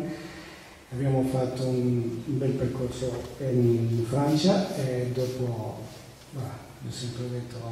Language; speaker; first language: Italian; non-native, fluent; Spanish